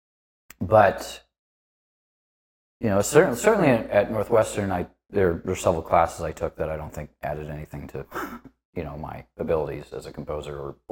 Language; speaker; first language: English; native; English